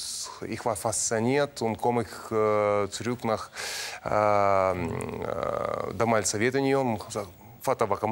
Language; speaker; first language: German; non-native, learner; Russian